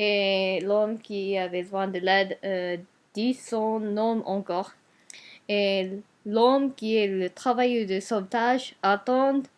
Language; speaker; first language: French; non-native, learner; Japanese